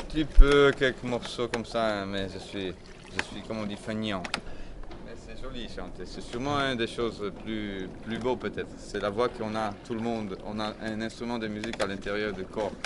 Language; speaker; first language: French; non-native, fluent; Italian